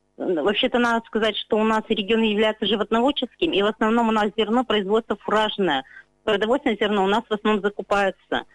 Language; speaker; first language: Russian; native; Russian